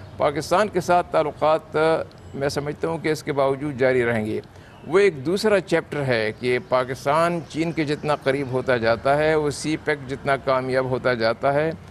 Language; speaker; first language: Urdu; non-native, local second language; Pashto